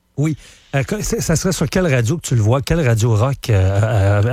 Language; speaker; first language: French; native; French